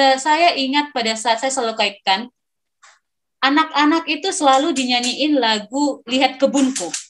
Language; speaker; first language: Indonesian; non-native, local second language; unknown